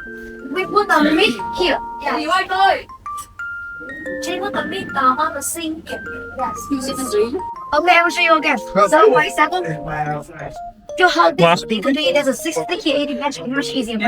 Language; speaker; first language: English; non-native, fluent; Vietnamese